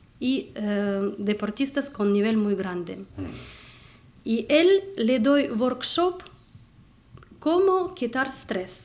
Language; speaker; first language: Spanish; non-native, learner; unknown